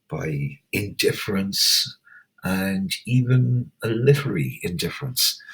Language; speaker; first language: English; native; English